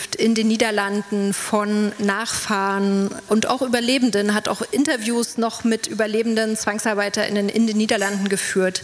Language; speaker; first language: German; native; German